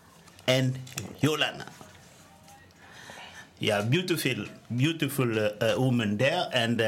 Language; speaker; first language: English; non-native, learner; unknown